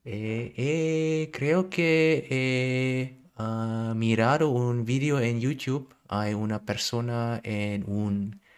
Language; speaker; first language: Spanish; non-native, learner; German